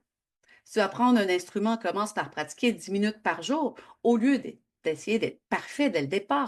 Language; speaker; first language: French; native; French